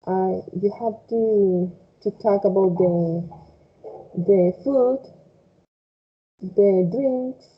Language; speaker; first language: English; non-native, fluent; Spanish